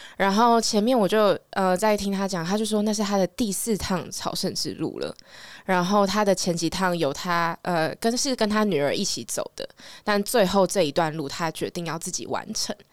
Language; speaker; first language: Chinese; native; Chinese